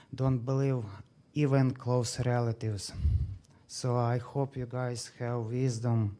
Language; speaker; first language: English; non-native, learner; Ukrainian